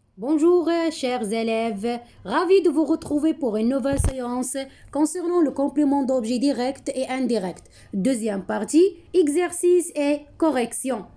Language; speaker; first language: French; non-native, local second language; Arabic